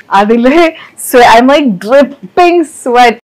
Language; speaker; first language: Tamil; non-native, learner; Malayalam